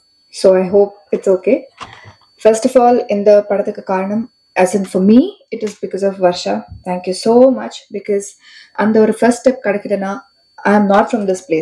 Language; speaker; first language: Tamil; non-native, learner; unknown